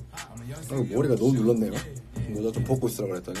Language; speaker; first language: Korean; native; Korean